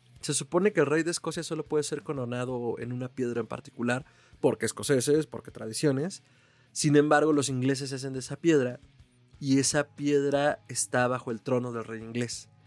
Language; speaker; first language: Spanish; native; Spanish